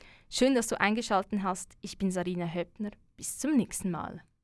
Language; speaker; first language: German; native; German